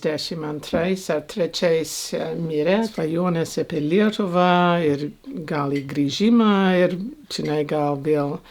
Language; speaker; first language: Lithuanian; early bilingual, heritage; Lithuanian